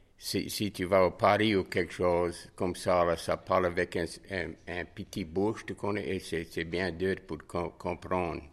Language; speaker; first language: French; native; French